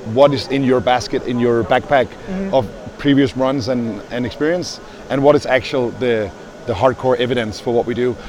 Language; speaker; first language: English; non-native, fluent; Danish